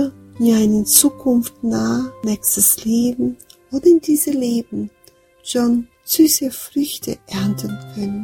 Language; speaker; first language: German; non-native, fluent; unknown